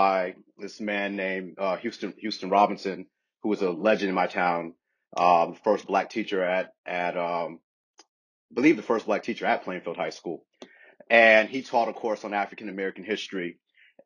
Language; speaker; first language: English; native; English